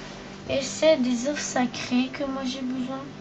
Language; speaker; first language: French; native; French